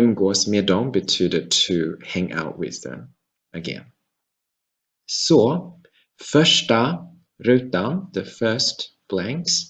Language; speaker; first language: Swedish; non-native, fluent; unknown